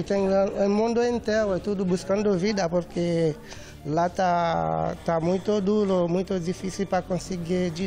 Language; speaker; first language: Portuguese; non-native, learner; Haitian Creole